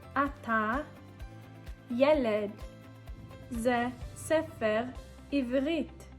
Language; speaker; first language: Hebrew; non-native, fluent; English